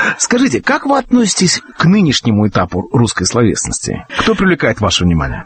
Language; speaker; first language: Russian; native; Russian